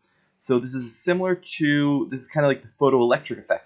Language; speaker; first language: English; native; English